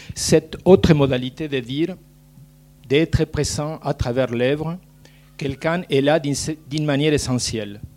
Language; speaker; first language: French; non-native, fluent; Spanish